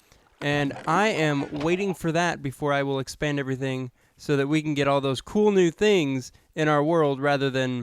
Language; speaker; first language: English; native; English